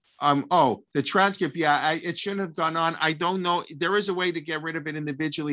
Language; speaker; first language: English; native; English